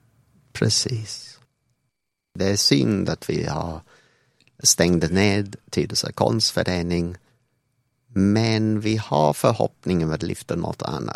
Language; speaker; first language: Swedish; non-native, fluent; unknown